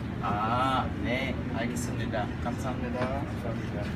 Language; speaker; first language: Korean; non-native, learner; Filipino